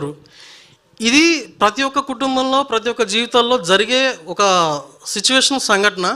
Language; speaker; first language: Telugu; native; Telugu